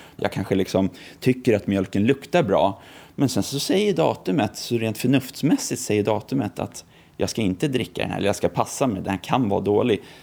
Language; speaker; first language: Swedish; native; Swedish